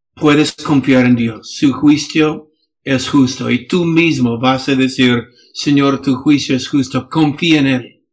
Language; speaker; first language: Spanish; non-native, fluent; English